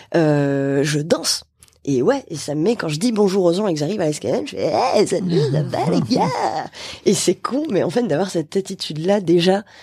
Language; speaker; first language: French; native; French